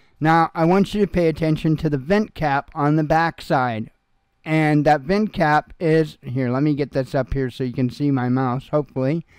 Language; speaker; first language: English; native; English